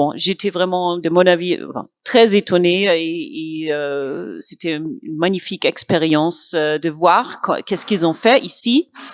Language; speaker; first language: French; non-native, fluent; German